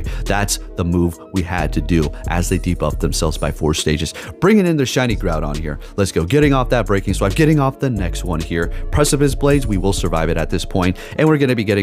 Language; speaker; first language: English; native; English